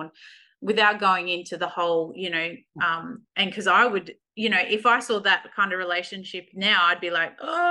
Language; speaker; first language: English; native; English